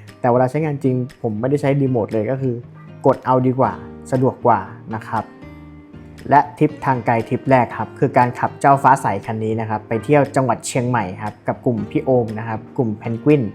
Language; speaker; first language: Thai; native; Thai